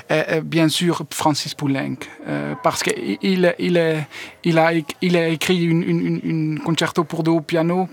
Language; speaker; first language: French; non-native, learner; Dutch